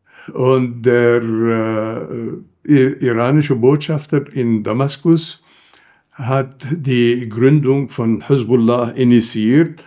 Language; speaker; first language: German; non-native, fluent; Arabic